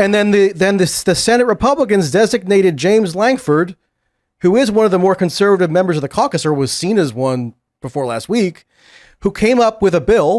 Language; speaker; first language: English; native; English